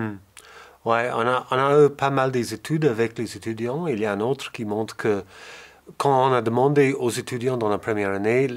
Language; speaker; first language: French; non-native, fluent; English